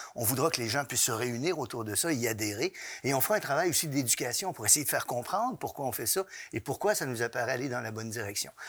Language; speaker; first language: French; native; French